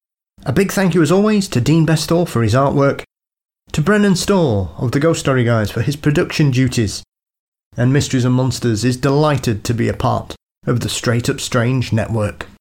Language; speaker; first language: English; native; English